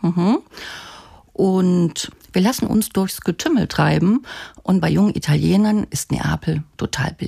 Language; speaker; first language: German; native; German